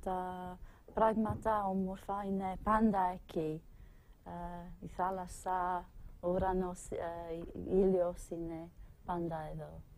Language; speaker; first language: Greek; non-native, learner; English